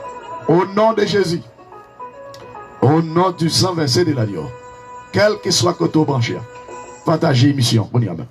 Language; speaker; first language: French; non-native, local second language; Haitian Creole